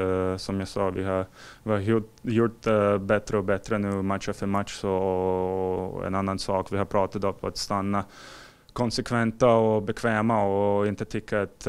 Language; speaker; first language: Swedish; non-native, fluent; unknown